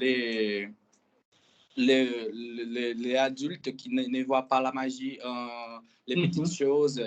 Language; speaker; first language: French; non-native, fluent; Portuguese